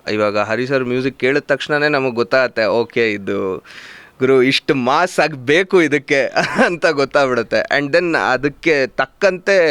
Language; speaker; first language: Kannada; native; Kannada